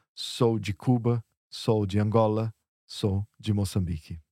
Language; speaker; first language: English; non-native, fluent; Portuguese